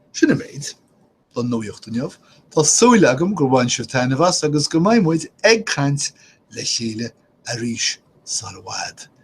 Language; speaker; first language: Irish; native; Irish